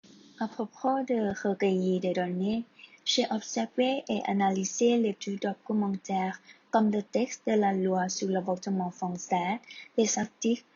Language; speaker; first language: French; non-native, learner; Thai